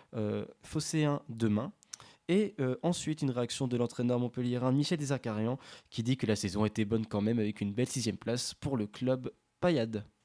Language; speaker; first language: French; native; French